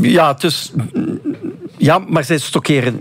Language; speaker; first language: Dutch; native; Dutch